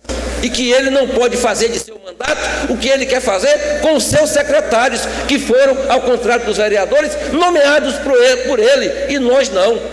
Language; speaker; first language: Portuguese; native; Portuguese